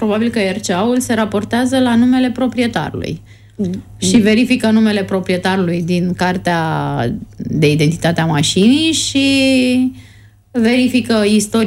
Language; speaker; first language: Romanian; native; Romanian